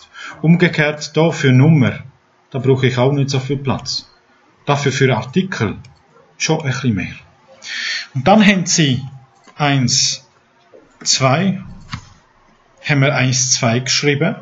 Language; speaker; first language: German; non-native, fluent; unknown